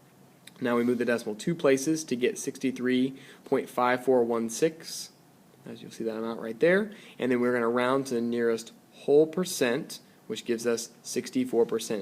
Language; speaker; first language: English; native; English